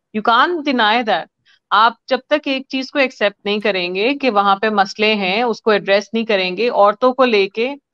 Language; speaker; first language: Hindi; native; Hindi